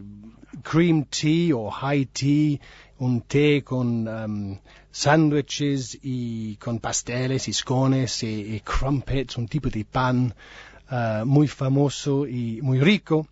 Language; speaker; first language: Spanish; non-native, learner; English